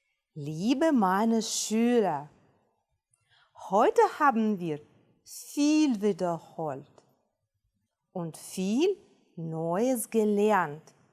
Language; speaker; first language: German; non-native, fluent; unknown